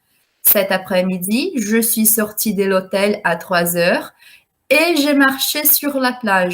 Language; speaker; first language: French; non-native, fluent; Portuguese